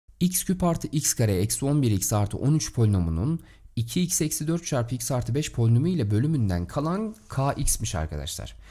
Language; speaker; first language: Turkish; native; Turkish